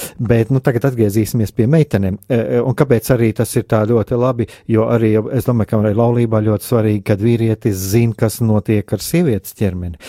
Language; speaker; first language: Latvian; native; Latvian